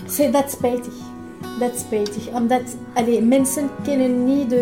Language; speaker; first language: Dutch; non-native, learner; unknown